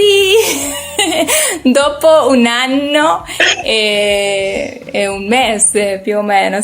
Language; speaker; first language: Italian; non-native, learner; Spanish